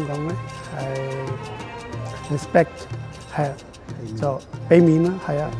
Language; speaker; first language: Cantonese; non-native, fluent; Urdu